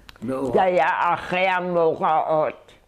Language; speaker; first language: Hebrew; non-native, fluent; German